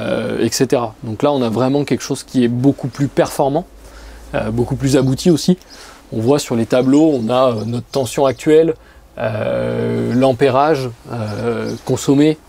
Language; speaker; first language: French; native; French